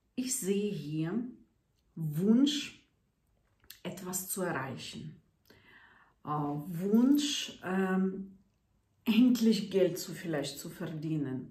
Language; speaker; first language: German; non-native, fluent; Russian